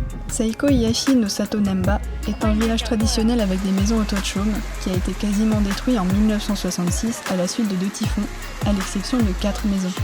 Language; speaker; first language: French; native; French